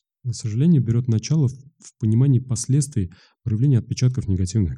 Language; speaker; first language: Russian; native; Russian